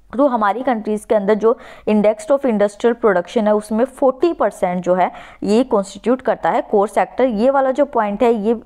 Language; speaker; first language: Hindi; native; Hindi